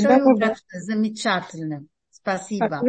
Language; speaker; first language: Russian; early bilingual, heritage; Russian